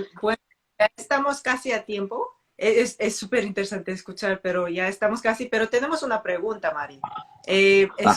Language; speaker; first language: Spanish; non-native, fluent; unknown